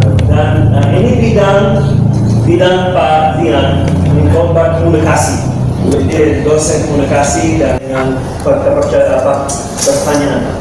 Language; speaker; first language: Indonesian; non-native, fluent; English